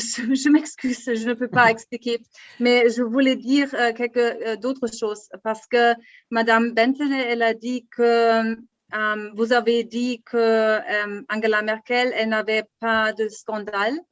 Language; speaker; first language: French; non-native, learner; German